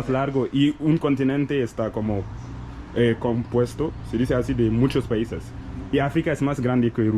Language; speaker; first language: Spanish; non-native, local second language; French